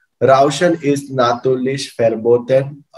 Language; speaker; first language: German; non-native, learner; Hindi